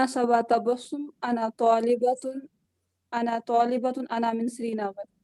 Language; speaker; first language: Arabic; non-native, learner; Kashmiri